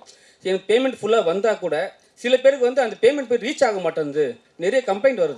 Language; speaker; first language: Tamil; native; Tamil